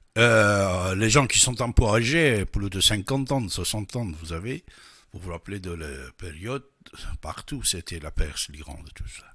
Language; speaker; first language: French; non-native, fluent; Persian